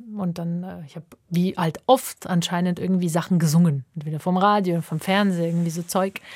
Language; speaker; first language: German; native; German